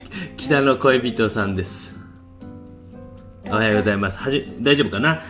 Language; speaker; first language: Japanese; native; Japanese